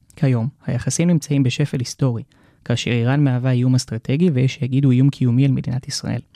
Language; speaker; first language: Hebrew; non-native, fluent; Persian